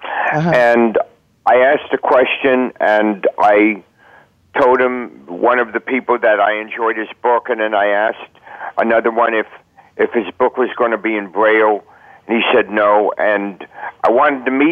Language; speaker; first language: English; native; English